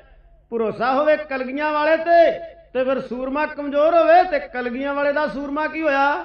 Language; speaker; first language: Punjabi; native; Punjabi